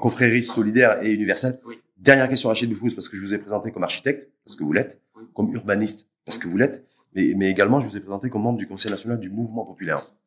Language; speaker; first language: French; native; French